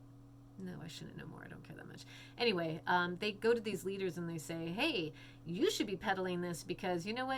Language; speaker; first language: English; native; English